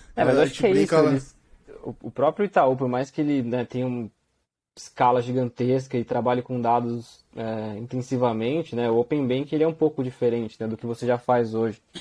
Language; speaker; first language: Portuguese; native; Portuguese